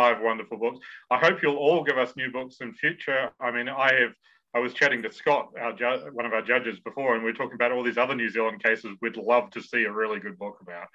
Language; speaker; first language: English; native; English